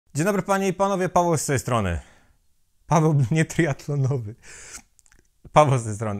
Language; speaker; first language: Polish; native; Polish